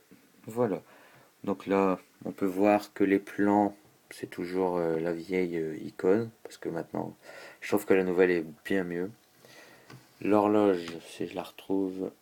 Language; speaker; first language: French; native; French